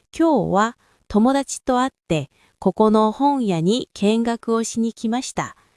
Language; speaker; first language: Japanese; non-native, fluent; Korean